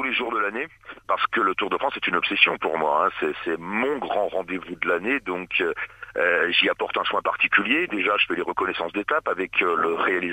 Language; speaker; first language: French; native; French